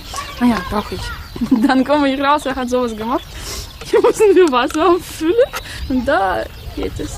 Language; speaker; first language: German; non-native, fluent; Russian